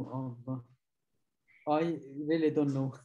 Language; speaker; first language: English; non-native, fluent; Turkish